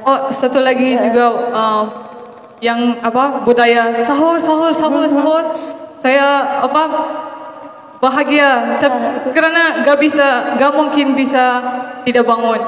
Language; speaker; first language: Indonesian; non-native, fluent; Maranao